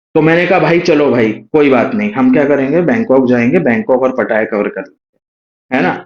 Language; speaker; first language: Hindi; native; Hindi